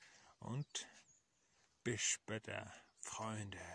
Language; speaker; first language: German; non-native, learner; Russian